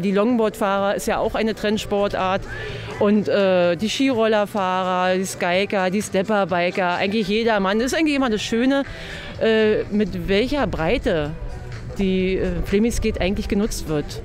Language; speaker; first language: German; native; German